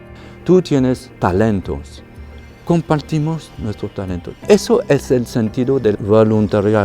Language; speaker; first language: Spanish; non-native, fluent; French